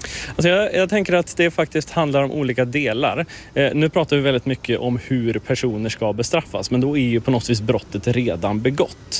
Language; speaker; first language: Swedish; native; Swedish